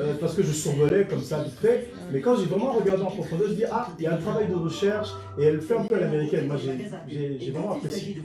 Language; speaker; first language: French; native; French